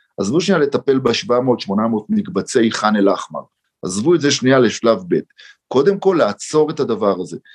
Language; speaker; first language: Hebrew; native; Hebrew